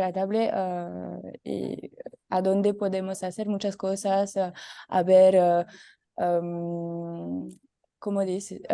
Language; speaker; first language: Spanish; non-native, learner; French